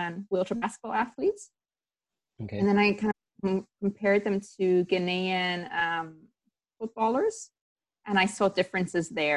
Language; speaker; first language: English; non-native, local second language; German